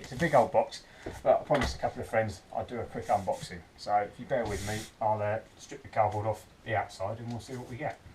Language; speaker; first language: English; native; English